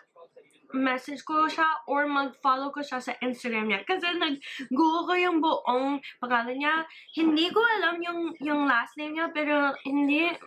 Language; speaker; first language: Filipino; early bilingual, heritage; English